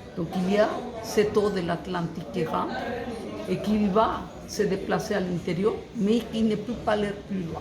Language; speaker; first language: French; non-native, fluent; Spanish